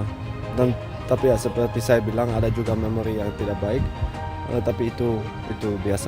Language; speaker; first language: Indonesian; non-native, fluent; Dutch